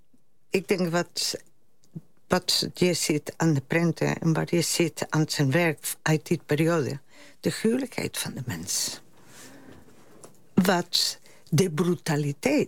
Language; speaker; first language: Dutch; non-native, fluent; Spanish